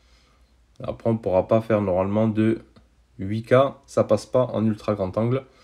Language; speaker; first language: French; native; French